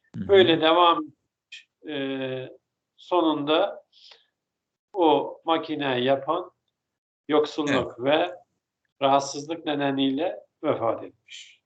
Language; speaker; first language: Turkish; non-native, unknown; Persian